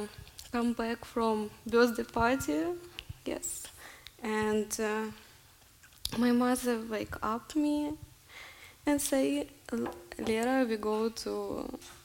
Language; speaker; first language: English; non-native, learner; Russian